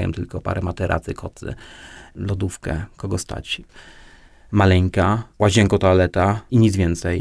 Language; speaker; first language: Polish; native; Polish